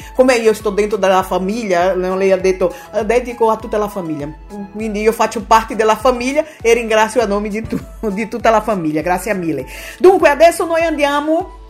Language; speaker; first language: Italian; non-native, fluent; Portuguese